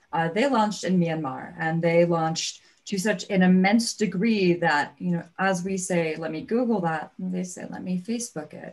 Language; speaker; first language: English; native; English